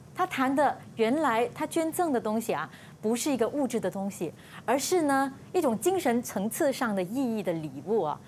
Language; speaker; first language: Chinese; native; Chinese